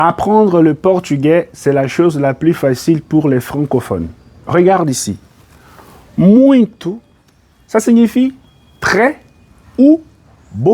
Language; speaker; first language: French; non-native, fluent; Portuguese